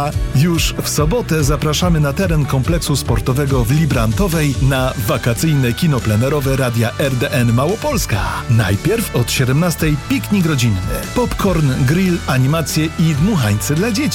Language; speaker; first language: Polish; native; Polish